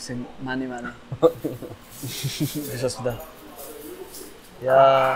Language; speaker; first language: Korean; non-native, fluent; English